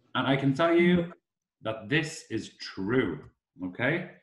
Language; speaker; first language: English; native; English